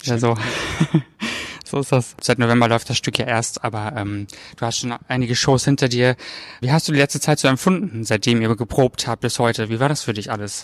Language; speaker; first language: German; native; German